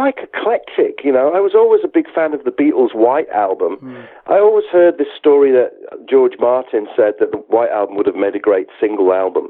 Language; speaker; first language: English; native; English